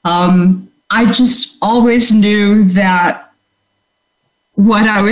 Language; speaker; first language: English; native; English